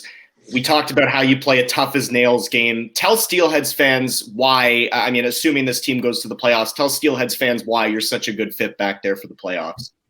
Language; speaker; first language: English; native; English